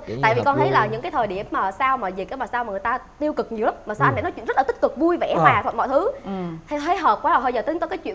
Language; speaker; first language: Vietnamese; native; Vietnamese